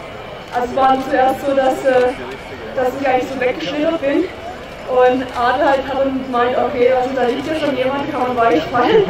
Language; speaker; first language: German; native; German